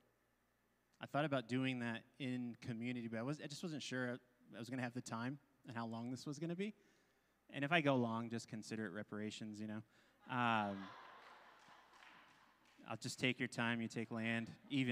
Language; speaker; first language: English; native; English